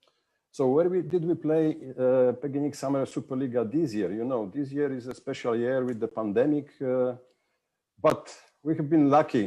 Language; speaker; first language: English; non-native, fluent; Polish